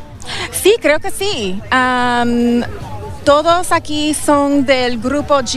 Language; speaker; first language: Spanish; non-native, learner; English